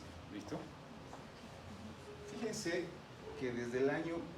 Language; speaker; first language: Spanish; native; Spanish